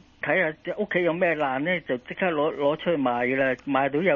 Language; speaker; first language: Cantonese; native; Cantonese